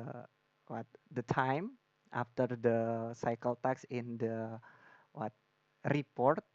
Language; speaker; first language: English; non-native, learner; Indonesian